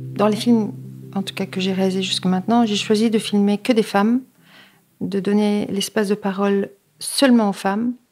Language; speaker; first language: French; native; French